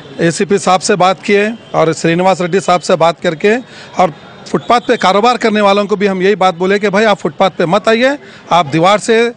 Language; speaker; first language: Urdu; native; Urdu